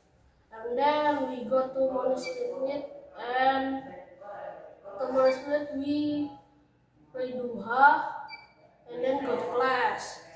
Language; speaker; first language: English; non-native, learner; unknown